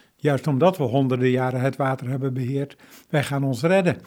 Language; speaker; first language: Dutch; native; Dutch